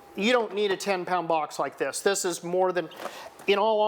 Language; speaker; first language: English; native; English